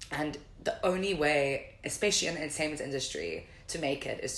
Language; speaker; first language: English; native; English